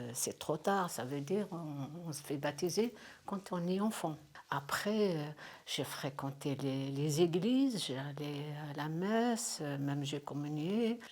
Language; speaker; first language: French; non-native, fluent; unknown